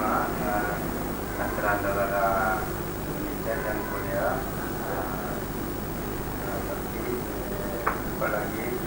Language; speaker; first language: Indonesian; non-native, learner; Korean